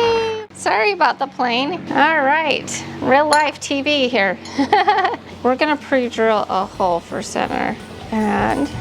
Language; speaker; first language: English; native; English